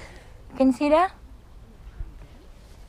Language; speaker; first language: English; non-native, learner; Indonesian